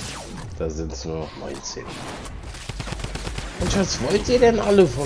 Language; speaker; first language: German; native; German